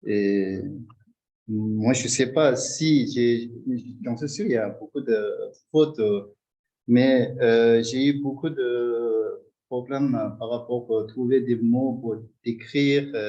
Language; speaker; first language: French; non-native, fluent; Tibetan